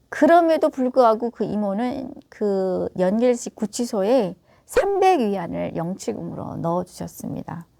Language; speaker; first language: Korean; native; Korean